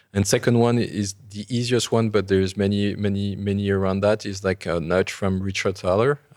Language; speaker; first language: English; non-native, fluent; French